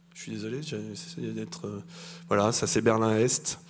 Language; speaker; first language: French; native; French